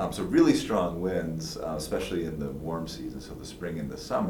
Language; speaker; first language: English; native; English